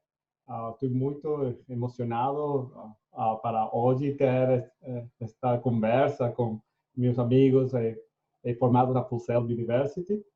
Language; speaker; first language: Portuguese; non-native, fluent; Spanish